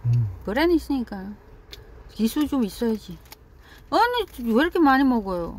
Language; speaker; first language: Korean; non-native, learner; Vietnamese